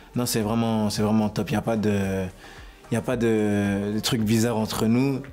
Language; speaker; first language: French; native; French